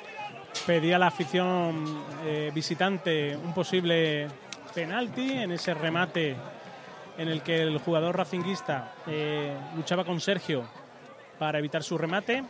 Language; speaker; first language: Spanish; native; Spanish